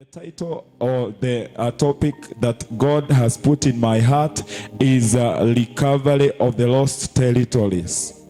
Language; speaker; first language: English; non-native, local second language; Swahili